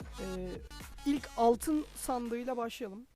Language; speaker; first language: Turkish; native; Turkish